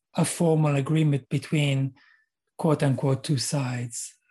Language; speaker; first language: English; non-native, fluent; Hebrew